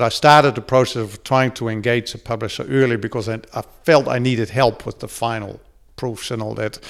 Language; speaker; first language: English; non-native, fluent; Dutch